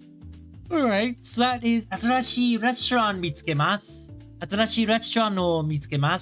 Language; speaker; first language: Japanese; non-native, learner; English